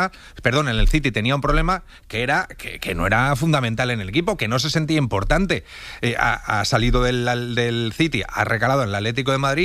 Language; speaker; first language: Spanish; native; Spanish